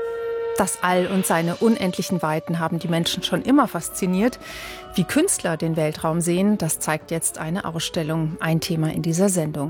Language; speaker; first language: German; native; German